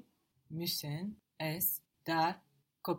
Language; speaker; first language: German; non-native, learner; English